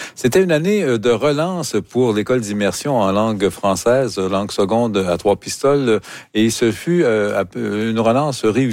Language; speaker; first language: French; native; French